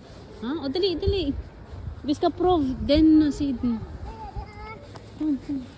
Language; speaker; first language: Norwegian; non-native, learner; Filipino